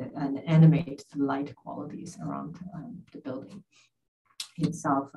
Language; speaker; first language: English; non-native, fluent; Chinese